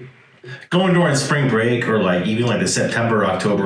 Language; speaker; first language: English; native; English